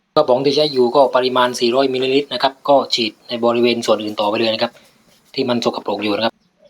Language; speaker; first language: Thai; native; Thai